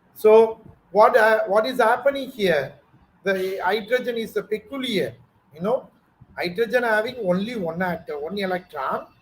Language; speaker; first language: English; non-native, local second language; Tamil